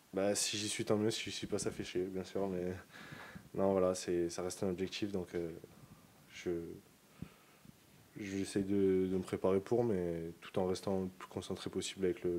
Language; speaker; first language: French; native; French